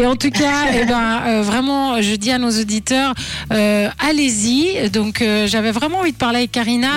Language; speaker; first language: French; early bilingual, other home language; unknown